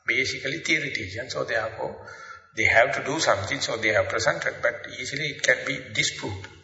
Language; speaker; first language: English; non-native, local second language; Sinhala